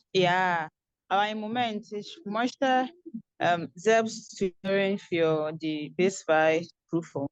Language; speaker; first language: German; non-native, learner; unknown